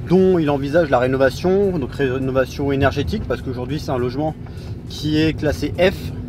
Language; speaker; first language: French; native; French